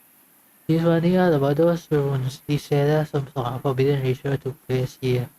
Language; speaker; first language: English; non-native, learner; Thai